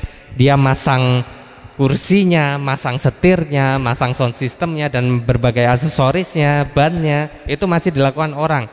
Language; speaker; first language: Indonesian; native; Indonesian